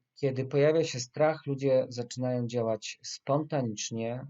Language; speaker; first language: Polish; native; Polish